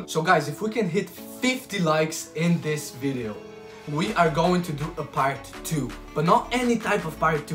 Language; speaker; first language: English; non-native, fluent; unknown